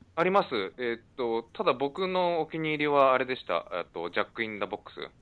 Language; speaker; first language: Japanese; native; Japanese